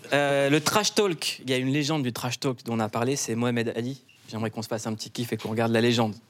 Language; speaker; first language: French; native; French